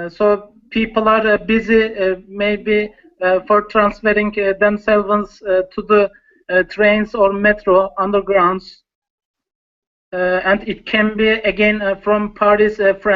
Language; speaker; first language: English; non-native, learner; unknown